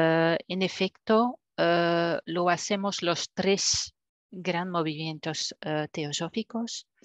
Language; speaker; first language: Spanish; non-native, fluent; French